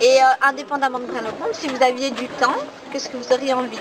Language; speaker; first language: French; native; French